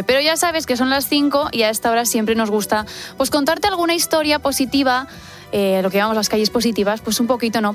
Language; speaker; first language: Spanish; native; Spanish